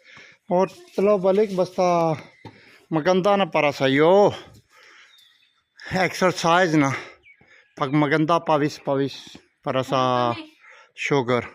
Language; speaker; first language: Filipino; non-native, learner; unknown